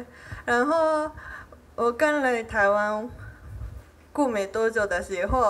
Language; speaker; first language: Chinese; non-native, fluent; Japanese